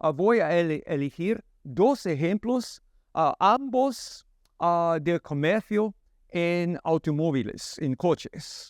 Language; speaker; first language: Spanish; non-native, learner; English